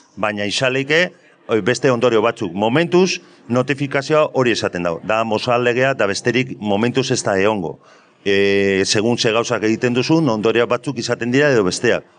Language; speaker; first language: Basque; native; Basque